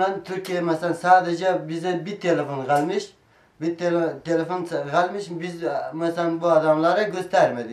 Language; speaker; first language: Turkish; non-native, learner; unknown